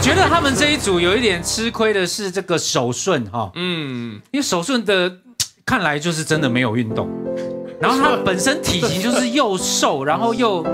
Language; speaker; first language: Chinese; native; Chinese